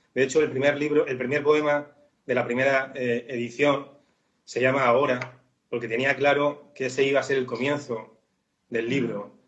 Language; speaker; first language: Spanish; native; Spanish